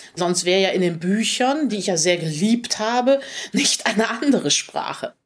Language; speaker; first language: German; native; German